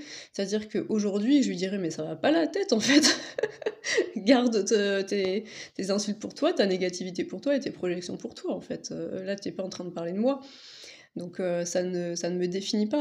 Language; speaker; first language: French; native; French